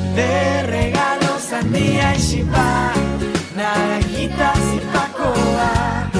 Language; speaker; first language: Spanish; native; Spanish